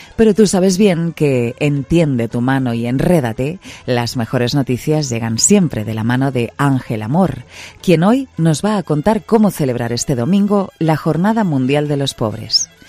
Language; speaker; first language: Spanish; native; Spanish